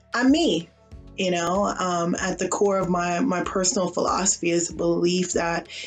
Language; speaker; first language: English; native; English